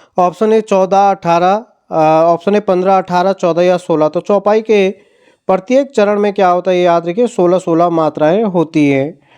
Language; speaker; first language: Hindi; native; Hindi